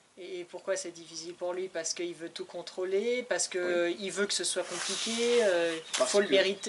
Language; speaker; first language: French; native; French